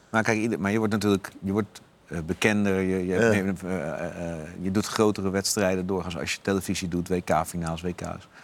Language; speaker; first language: Dutch; native; Dutch